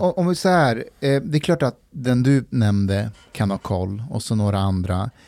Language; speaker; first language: Swedish; early bilingual, other home language; Persian